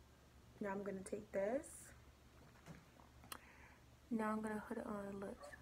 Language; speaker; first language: English; native; English